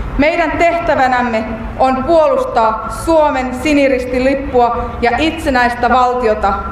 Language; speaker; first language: Finnish; native; Finnish